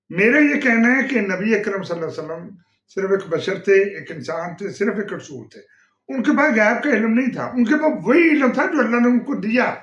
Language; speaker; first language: Urdu; non-native, local second language; Punjabi